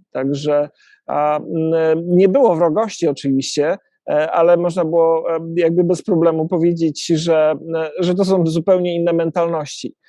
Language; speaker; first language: Polish; native; Polish